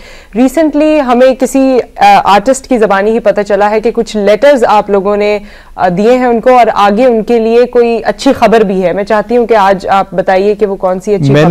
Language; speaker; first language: Urdu; native; Urdu